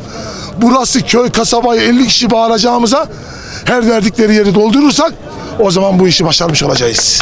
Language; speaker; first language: Turkish; native; Turkish